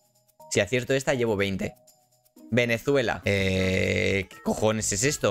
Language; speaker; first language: Spanish; native; Spanish